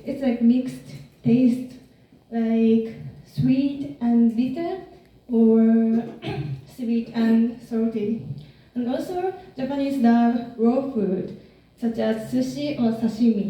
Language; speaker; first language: English; non-native, learner; Japanese